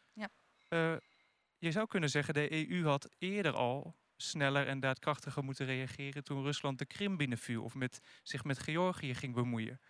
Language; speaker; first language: Dutch; native; Dutch